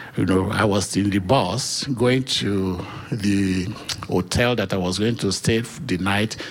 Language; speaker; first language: English; non-native, local second language; Yoruba